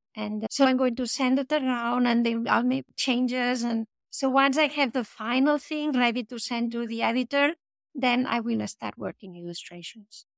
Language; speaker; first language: English; non-native, fluent; Catalan